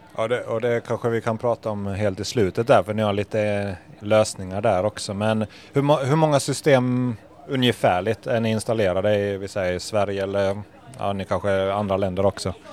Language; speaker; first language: Swedish; native; Swedish